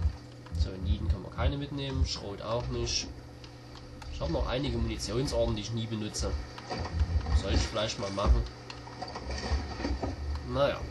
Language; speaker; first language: German; native; German